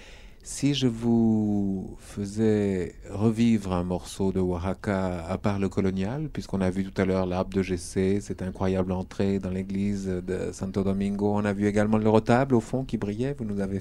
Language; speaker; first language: French; native; French